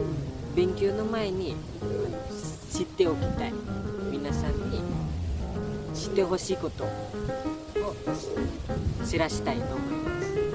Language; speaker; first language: Japanese; non-native, learner; Indonesian